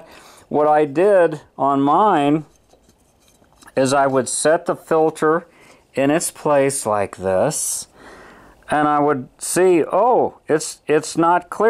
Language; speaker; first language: English; native; English